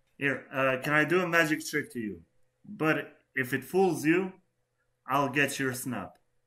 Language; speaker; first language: English; non-native, fluent; Albanian